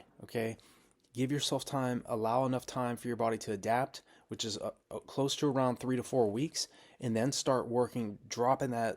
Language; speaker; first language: English; native; English